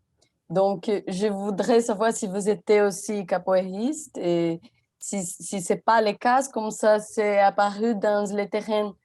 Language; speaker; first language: French; non-native, fluent; Portuguese